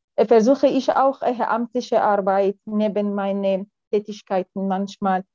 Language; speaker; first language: German; non-native, fluent; Arabic